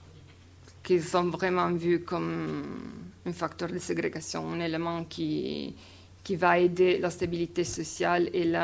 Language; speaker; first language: French; non-native, fluent; Italian